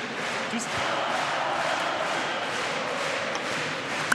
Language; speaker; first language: German; native; German